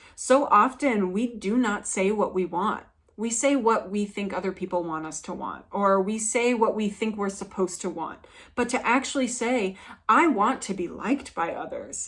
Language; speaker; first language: English; native; English